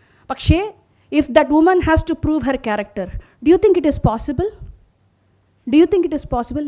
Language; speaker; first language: English; non-native, local second language; Tamil